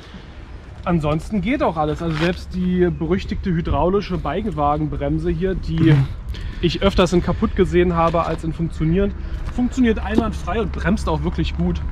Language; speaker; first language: German; native; German